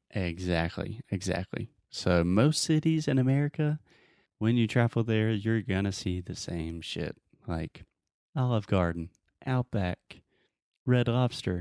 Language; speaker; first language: English; native; English